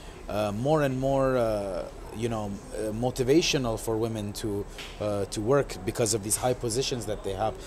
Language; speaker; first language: English; non-native, local second language; Arabic